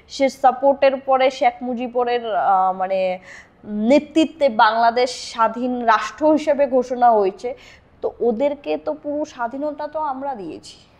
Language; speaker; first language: Bangla; native; Bangla